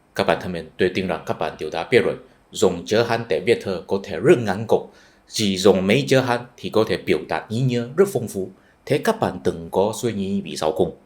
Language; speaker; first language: Vietnamese; non-native, fluent; Chinese